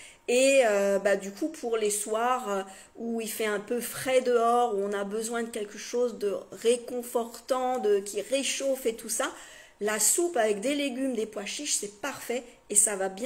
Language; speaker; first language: French; native; French